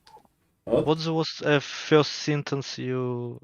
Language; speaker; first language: English; non-native, learner; Russian